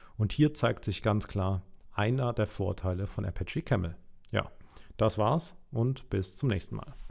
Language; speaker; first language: German; native; German